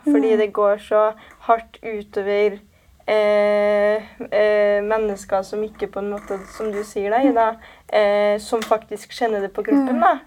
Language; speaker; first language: Norwegian; native; Norwegian